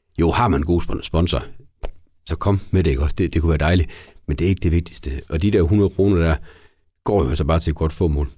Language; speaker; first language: Danish; native; Danish